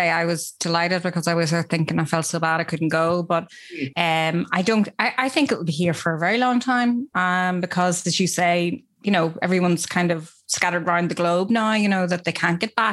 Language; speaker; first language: English; native; English